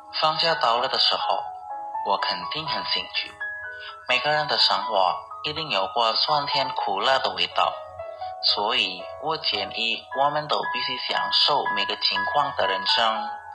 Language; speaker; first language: Chinese; non-native, learner; Indonesian